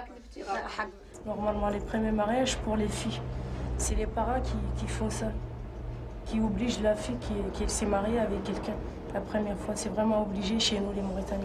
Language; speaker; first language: French; non-native, local second language; Arabic